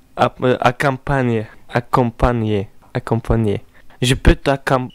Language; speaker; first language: French; non-native, learner; Turkish